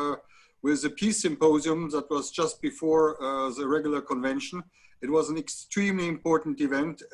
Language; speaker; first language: English; non-native, fluent; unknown